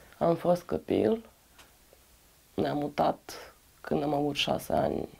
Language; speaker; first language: Romanian; non-native, learner; Russian